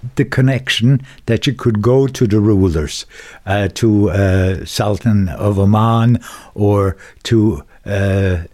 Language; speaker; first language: English; non-native, fluent; German